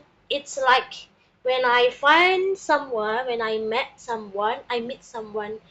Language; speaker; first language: English; non-native, learner; Indonesian